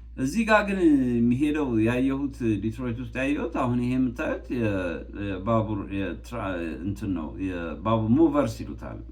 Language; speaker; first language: Amharic; native; Amharic